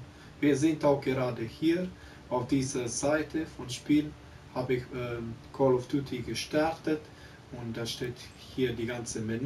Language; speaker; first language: German; non-native, local second language; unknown